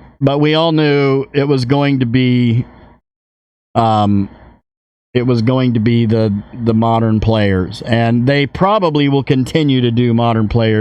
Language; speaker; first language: English; native; English